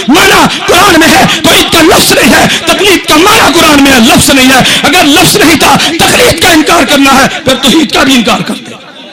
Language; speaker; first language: Urdu; non-native, local second language; Punjabi